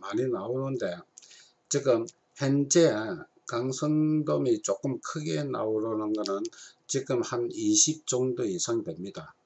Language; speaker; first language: Korean; native; Korean